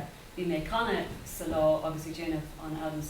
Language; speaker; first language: Irish; non-native, local second language; English